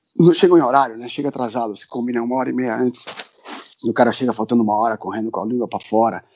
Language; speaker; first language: Portuguese; early bilingual, other home language; Spanish